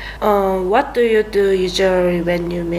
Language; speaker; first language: English; non-native, learner; Korean